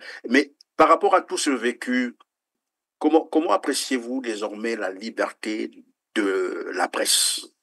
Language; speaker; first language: French; native; French